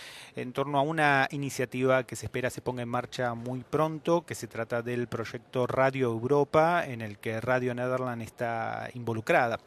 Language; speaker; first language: Spanish; native; Spanish